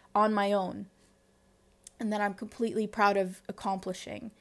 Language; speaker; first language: English; non-native, fluent; Arabic